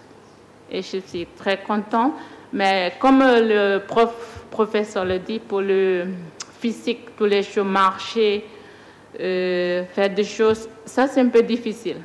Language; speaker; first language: French; non-native, learner; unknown